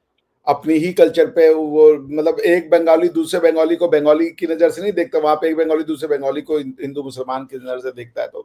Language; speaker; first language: Hindi; native; Hindi